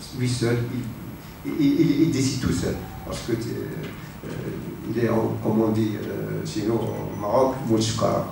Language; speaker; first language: French; non-native, local second language; Arabic